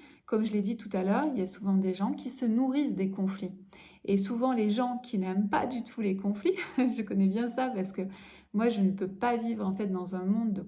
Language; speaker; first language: French; native; French